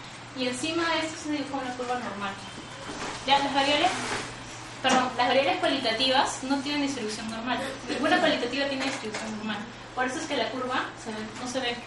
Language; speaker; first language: Spanish; native; Spanish